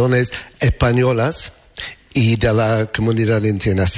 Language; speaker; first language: Spanish; non-native, learner; English